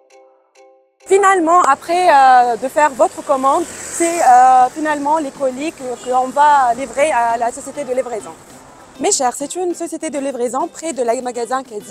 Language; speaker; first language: French; non-native, learner; Turkish